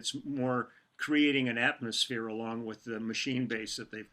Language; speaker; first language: English; native; English